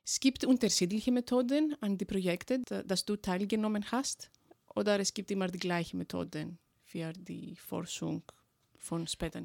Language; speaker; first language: German; non-native, fluent; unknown